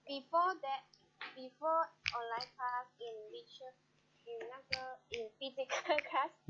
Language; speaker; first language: English; non-native, learner; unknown